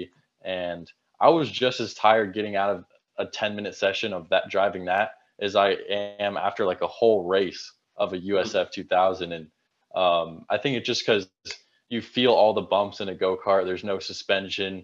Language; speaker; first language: English; native; English